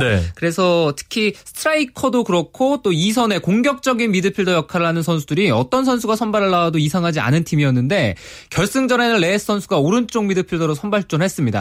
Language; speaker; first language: Korean; native; Korean